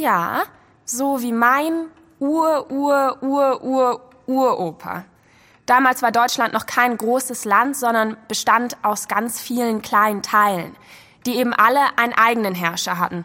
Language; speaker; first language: German; native; German